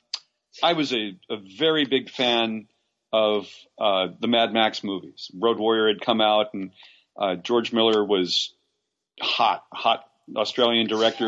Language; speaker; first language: English; native; English